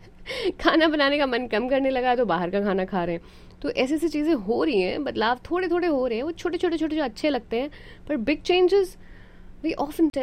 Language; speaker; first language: Hindi; native; Hindi